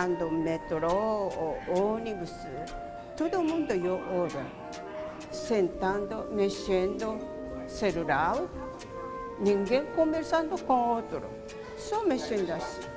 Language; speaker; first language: Portuguese; non-native, learner; Japanese